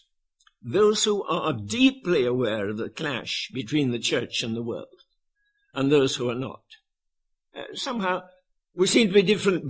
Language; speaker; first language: English; native; English